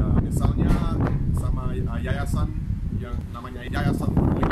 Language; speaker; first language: Indonesian; non-native, fluent; English